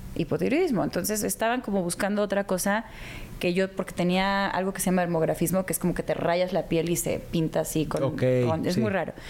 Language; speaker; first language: Spanish; native; Spanish